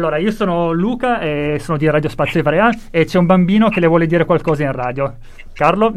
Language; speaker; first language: Italian; native; Italian